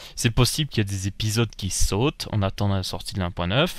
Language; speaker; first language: French; native; French